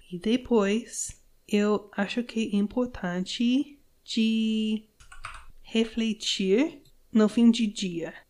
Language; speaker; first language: Portuguese; non-native, learner; English